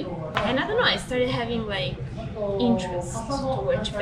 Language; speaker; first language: English; non-native, fluent; Italian